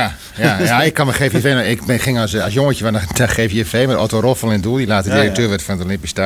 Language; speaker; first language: Dutch; native; Dutch